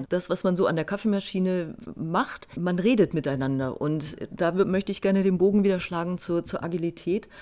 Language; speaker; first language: German; native; German